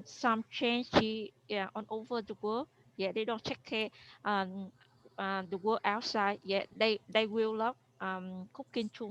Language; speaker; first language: English; non-native, learner; Vietnamese